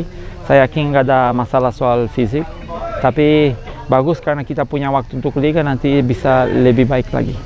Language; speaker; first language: Indonesian; non-native, fluent; Portuguese